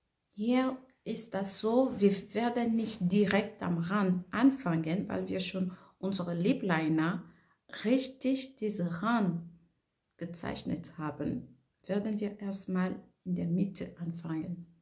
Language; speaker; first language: German; non-native, fluent; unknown